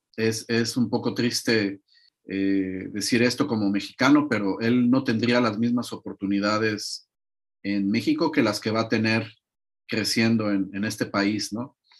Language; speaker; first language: Spanish; native; Spanish